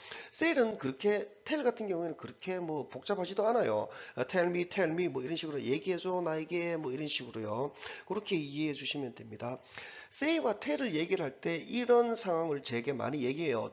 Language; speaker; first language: Korean; native; Korean